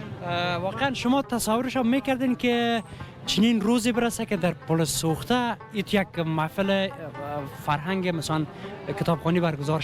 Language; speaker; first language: Persian; native; Persian